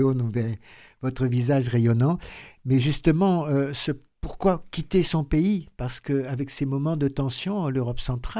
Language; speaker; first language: French; native; French